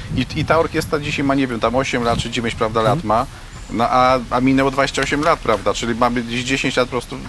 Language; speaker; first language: Polish; native; Polish